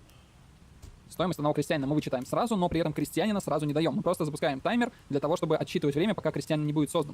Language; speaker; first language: Russian; native; Russian